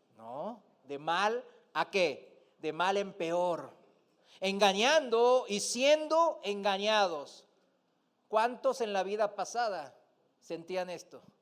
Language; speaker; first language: Spanish; non-native, fluent; Korean